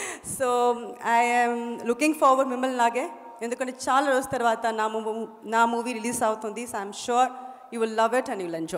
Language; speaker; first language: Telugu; non-native, local second language; Tamil